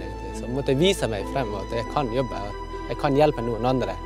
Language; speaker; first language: Norwegian; non-native, fluent; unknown